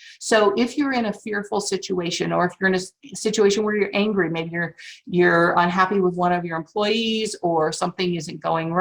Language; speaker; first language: English; native; English